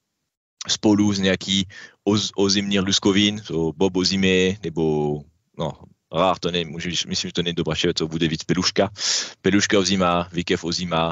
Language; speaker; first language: Czech; non-native, learner; French